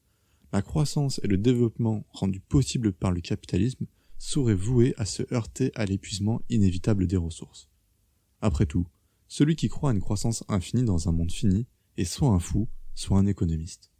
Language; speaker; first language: French; native; French